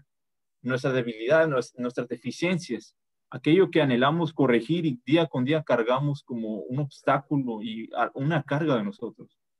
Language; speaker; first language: Spanish; native; Spanish